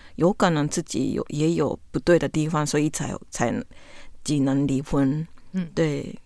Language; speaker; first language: Chinese; non-native, fluent; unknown